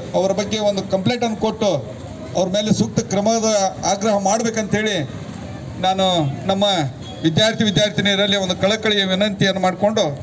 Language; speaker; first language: Kannada; native; Kannada